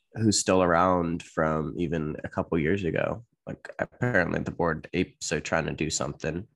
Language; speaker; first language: English; native; English